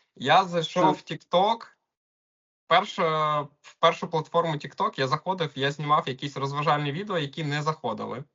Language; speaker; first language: Ukrainian; non-native, local second language; Russian